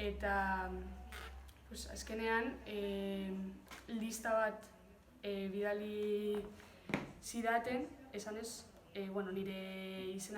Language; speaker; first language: Basque; non-native, local second language; Spanish